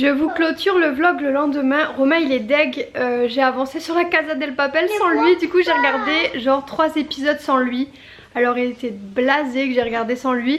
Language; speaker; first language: French; native; French